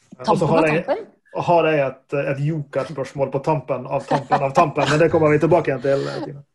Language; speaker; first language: Norwegian; native; Norwegian